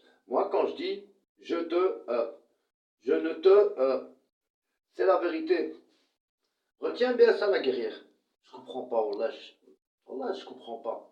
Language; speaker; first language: French; early bilingual, other home language; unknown